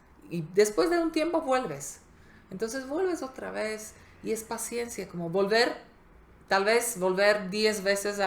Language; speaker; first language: Spanish; non-native, fluent; Slovak